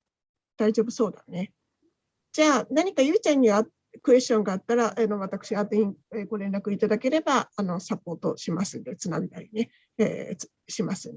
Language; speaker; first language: Japanese; native; Japanese